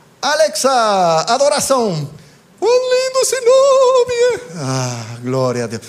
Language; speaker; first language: Portuguese; non-native, fluent; English